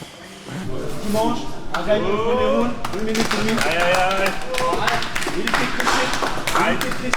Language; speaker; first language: French; native; French